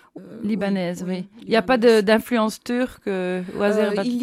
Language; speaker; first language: French; native; French